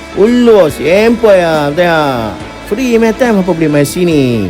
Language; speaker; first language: Malay; native; Malay